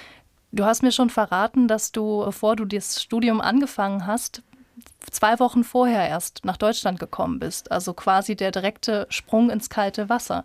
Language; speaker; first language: German; native; German